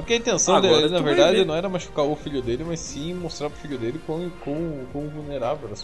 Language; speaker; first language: Portuguese; native; Portuguese